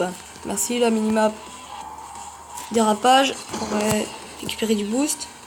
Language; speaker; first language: French; native; French